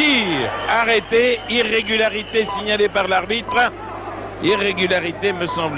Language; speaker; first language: French; native; French